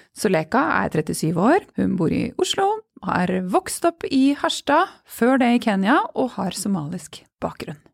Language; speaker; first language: Norwegian; native; Norwegian